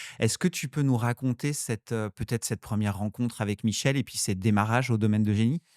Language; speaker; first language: French; native; French